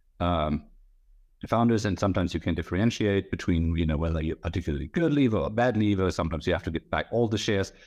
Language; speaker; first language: English; non-native, fluent; German